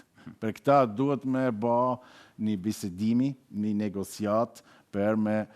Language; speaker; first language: Albanian; non-native, learner; German